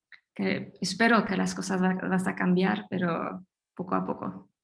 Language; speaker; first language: Spanish; non-native, fluent; French